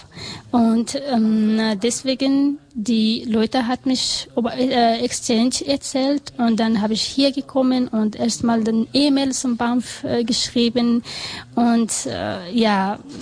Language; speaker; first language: German; non-native, learner; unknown